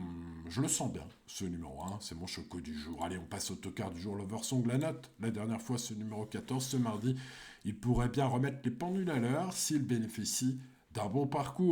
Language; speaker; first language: French; native; French